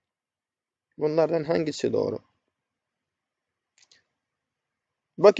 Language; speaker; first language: Turkish; non-native, fluent; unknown